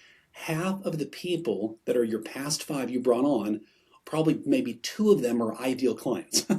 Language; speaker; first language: English; native; English